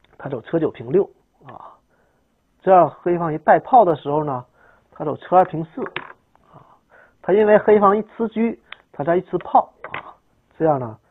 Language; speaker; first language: Chinese; native; Chinese